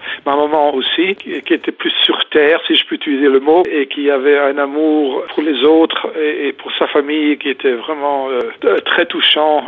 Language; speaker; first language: French; native; French